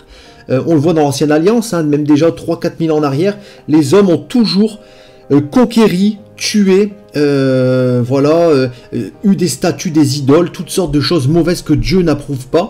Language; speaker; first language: French; native; French